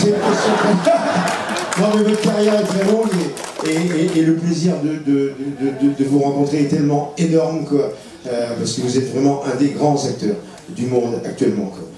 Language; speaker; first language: French; native; French